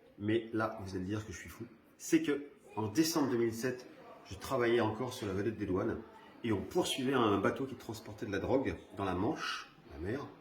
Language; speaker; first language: French; early bilingual, other home language; Spanish